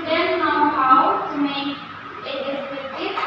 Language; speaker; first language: English; non-native, learner; Indonesian